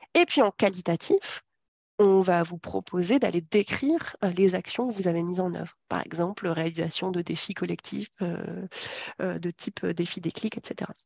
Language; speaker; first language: French; native; French